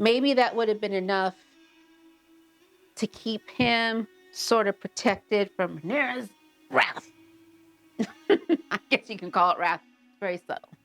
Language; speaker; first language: English; native; English